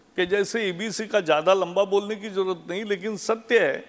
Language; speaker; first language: Hindi; non-native, local second language; Marathi